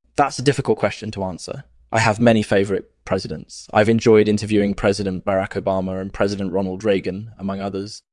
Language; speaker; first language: English; native; English